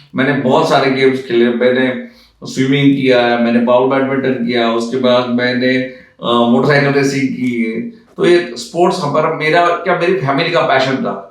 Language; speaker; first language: Hindi; non-native, local second language; Marathi